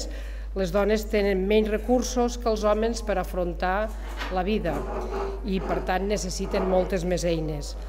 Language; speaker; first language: Catalan; native; Catalan